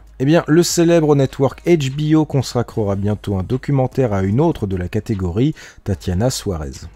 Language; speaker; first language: French; native; French